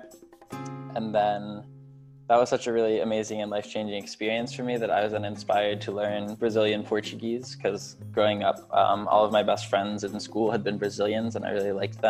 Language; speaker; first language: English; native; English